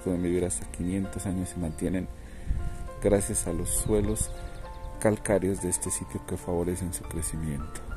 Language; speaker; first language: Spanish; native; Spanish